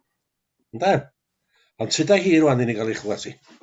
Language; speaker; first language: Welsh; native; Welsh